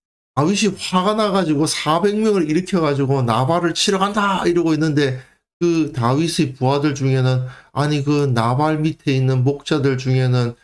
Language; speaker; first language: Korean; native; Korean